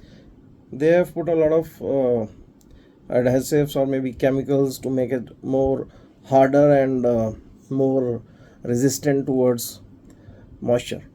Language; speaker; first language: English; non-native, local second language; Hindi